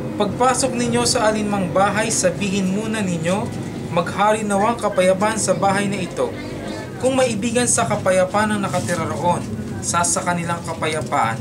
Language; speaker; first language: Filipino; non-native, local second language; Hiligaynon